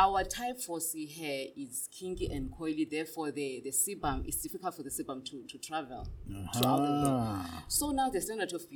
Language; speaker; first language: English; non-native, local second language; Xhosa